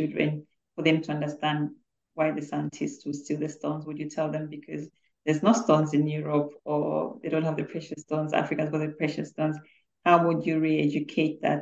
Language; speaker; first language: English; non-native, local second language; Bemba